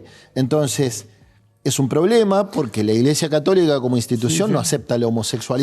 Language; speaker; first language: Spanish; native; Spanish